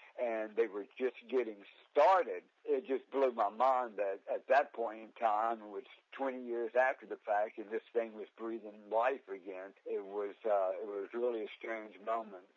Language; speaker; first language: English; native; English